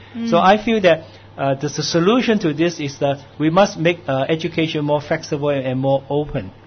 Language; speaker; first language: English; non-native, local second language; Cantonese